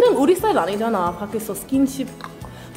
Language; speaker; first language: Korean; non-native, learner; English